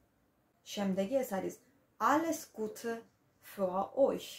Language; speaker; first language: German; non-native, fluent; Georgian